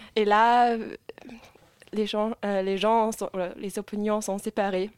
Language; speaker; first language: French; non-native, fluent; German